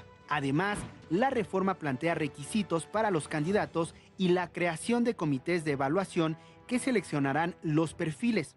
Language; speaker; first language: Spanish; native; Spanish